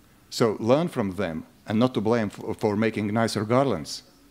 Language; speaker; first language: English; non-native, fluent; Latvian